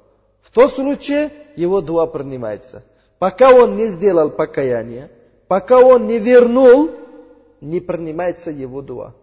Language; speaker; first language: Russian; non-native, learner; Uzbek